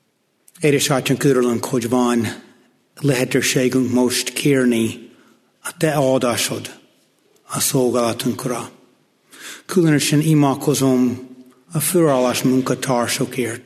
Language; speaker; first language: Hungarian; non-native, fluent; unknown